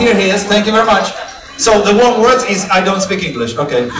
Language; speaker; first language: English; non-native, learner; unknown